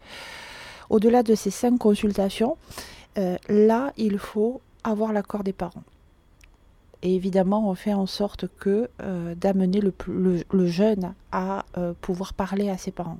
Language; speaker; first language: French; native; French